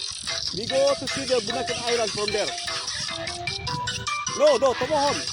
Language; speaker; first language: English; non-native, learner; Indonesian